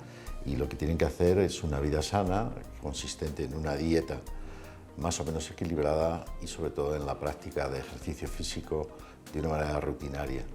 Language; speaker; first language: Spanish; native; Spanish